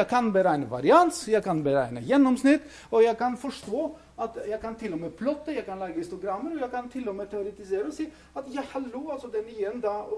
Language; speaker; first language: Norwegian; non-native, fluent; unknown